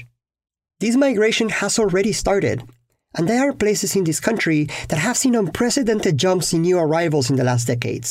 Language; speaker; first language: English; non-native, fluent; Spanish